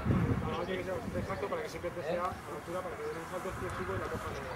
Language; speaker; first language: Spanish; native; Spanish